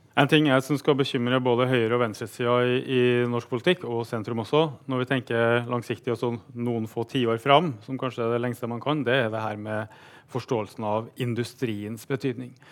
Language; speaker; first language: Norwegian; native; Norwegian